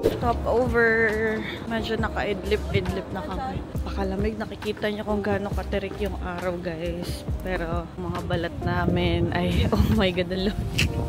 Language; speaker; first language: Filipino; native; Filipino